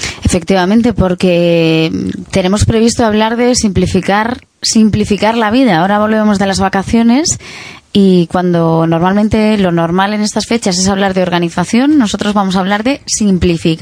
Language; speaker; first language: Spanish; native; Spanish